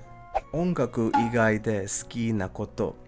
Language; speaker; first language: Japanese; non-native, learner; English